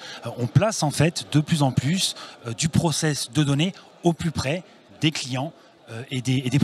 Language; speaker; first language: French; native; French